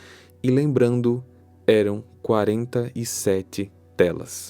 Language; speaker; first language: Portuguese; native; Portuguese